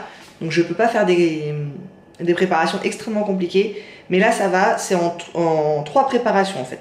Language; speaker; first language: French; native; French